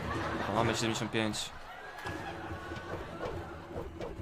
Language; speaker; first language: Polish; native; Polish